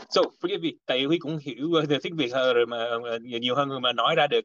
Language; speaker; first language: Vietnamese; early bilingual, heritage; Vietnamese